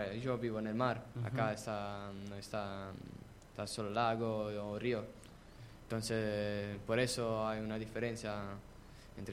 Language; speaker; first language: Spanish; non-native, learner; Italian